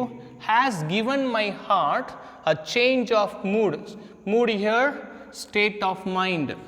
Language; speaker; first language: English; non-native, local second language; Hindi